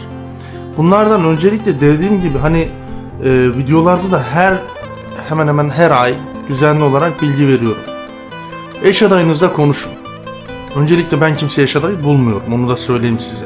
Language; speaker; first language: Turkish; native; Turkish